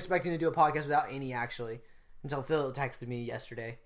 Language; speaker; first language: English; native; English